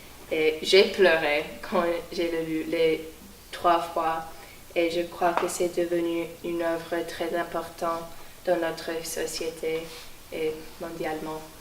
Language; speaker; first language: French; non-native, learner; English